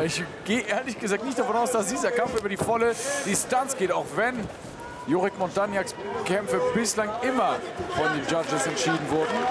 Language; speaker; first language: German; native; German